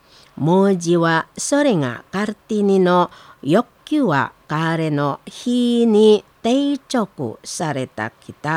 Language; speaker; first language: Japanese; non-native, learner; Indonesian